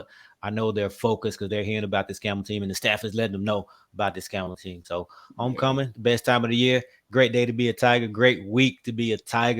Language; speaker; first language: English; native; English